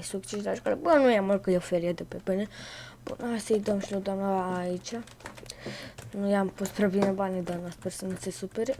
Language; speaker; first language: Romanian; native; Romanian